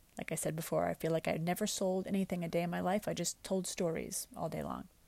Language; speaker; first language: English; native; English